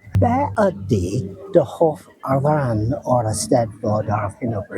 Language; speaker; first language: Welsh; non-native, learner; English